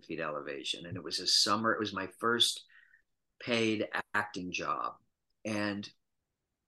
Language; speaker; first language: English; native; English